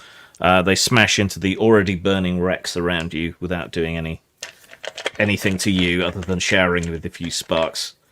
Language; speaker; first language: English; native; English